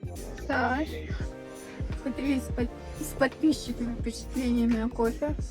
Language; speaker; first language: Russian; native; Russian